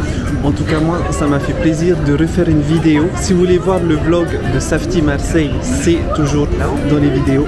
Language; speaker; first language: French; native; French